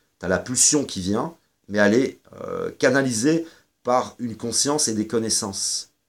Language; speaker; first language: French; native; French